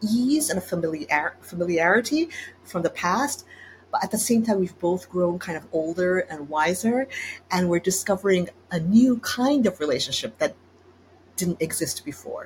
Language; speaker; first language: English; native; English